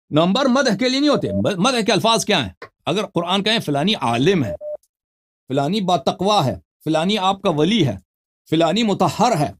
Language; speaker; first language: Urdu; non-native, fluent; Persian